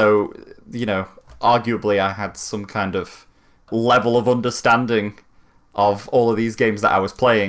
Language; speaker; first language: English; native; English